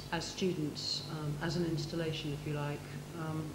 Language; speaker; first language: English; native; English